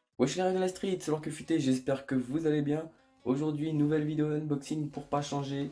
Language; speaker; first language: French; native; French